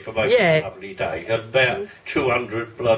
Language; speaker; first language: English; native; English